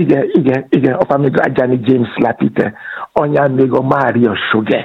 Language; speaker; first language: Hungarian; non-native, fluent; Yoruba